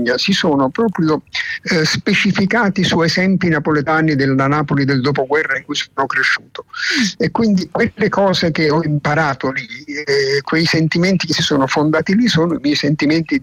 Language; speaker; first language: Italian; native; Italian